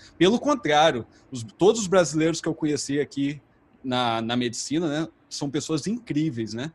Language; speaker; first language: Portuguese; native; Portuguese